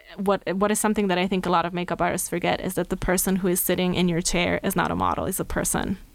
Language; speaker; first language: English; non-native, fluent; Slovenian